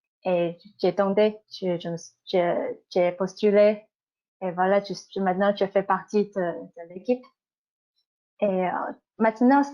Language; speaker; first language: French; non-native, fluent; Chinese